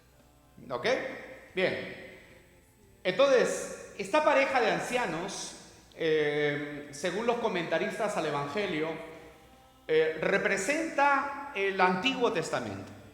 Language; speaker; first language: Spanish; native; Spanish